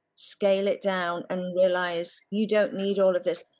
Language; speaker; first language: English; native; English